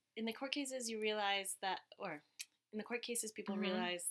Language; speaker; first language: English; early bilingual, other home language; Cantonese